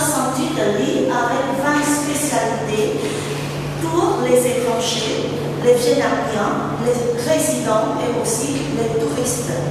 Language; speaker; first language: French; non-native, fluent; Vietnamese